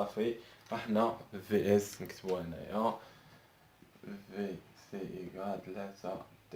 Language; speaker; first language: Arabic; native; Arabic